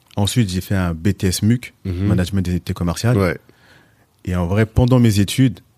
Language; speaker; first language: French; native; French